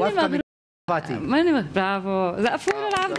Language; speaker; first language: Arabic; native; Arabic